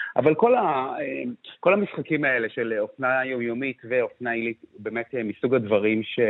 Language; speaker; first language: Hebrew; native; Hebrew